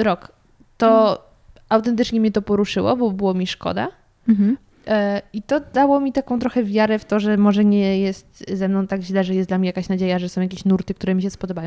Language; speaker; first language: Polish; native; Polish